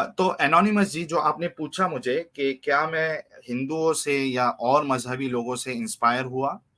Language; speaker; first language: Hindi; native; Hindi